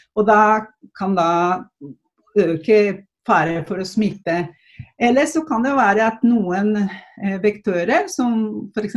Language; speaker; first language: Norwegian; non-native, fluent; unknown